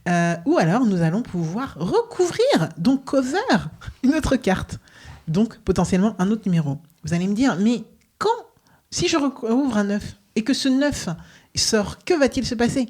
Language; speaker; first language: French; native; French